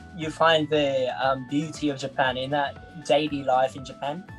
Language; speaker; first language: English; non-native, learner; Japanese